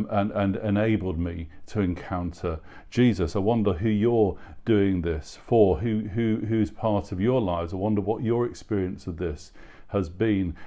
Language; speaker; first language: English; native; English